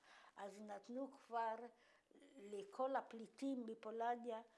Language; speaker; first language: Hebrew; non-native, fluent; Polish